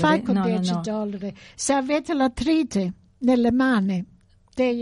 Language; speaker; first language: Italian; early bilingual, heritage; English